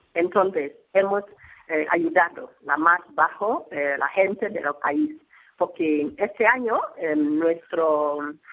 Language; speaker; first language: Spanish; non-native, learner; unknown